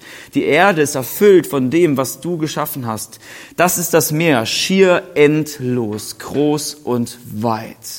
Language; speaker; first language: German; native; German